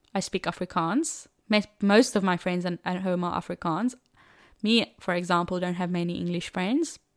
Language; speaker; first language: English; non-native, local second language; Afrikaans